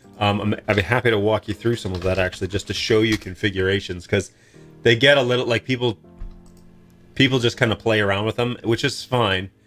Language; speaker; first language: English; native; English